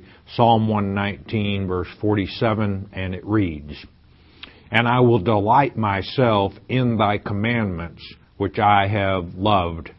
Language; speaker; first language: English; native; English